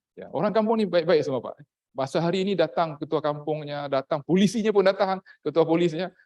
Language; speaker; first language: Malay; native; Malay